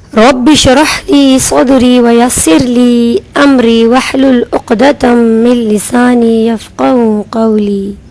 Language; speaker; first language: Urdu; native; Urdu